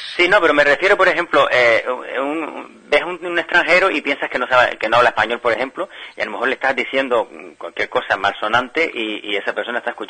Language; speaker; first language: Spanish; native; Spanish